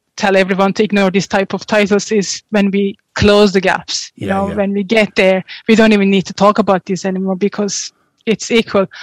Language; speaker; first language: English; non-native, fluent; Turkish